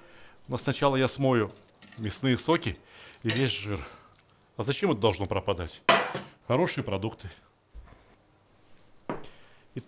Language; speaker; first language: Russian; native; Russian